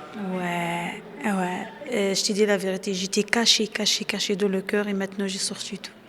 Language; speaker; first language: French; non-native, learner; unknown